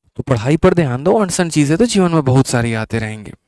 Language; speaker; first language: Hindi; native; Hindi